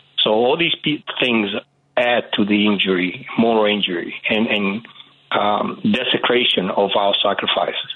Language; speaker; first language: English; early bilingual, other home language; Spanish